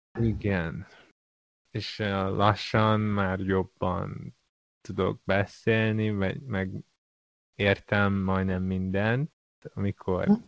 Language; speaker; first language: Hungarian; non-native, learner; Chinese